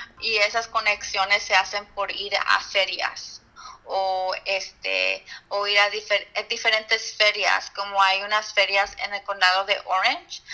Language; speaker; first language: Spanish; early bilingual, heritage; Spanish